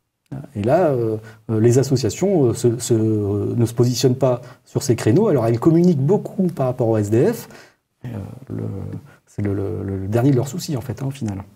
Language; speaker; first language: French; native; French